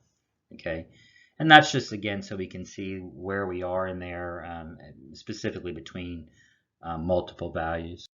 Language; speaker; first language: English; native; English